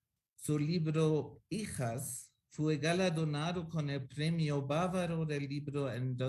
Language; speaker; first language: Spanish; non-native, fluent; German